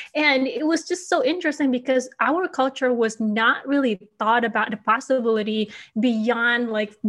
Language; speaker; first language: English; non-native, fluent; Indonesian